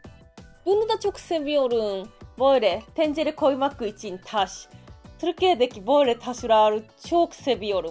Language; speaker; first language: Turkish; non-native, learner; Japanese